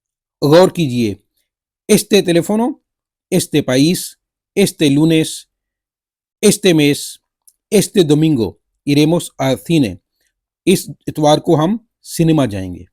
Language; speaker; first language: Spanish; non-native, fluent; Urdu